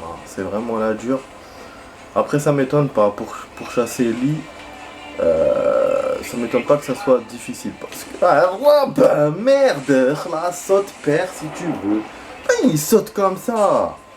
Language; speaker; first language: French; native; French